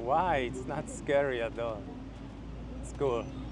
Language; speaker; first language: English; non-native, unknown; Polish